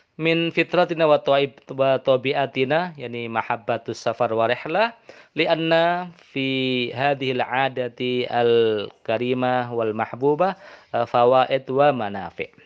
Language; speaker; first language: Arabic; non-native, fluent; Indonesian